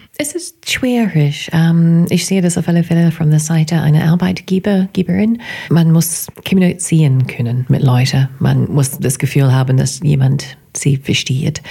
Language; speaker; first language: German; non-native, fluent; English